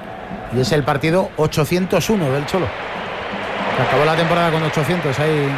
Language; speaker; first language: Spanish; native; Spanish